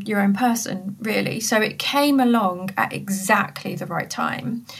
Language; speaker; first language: English; native; English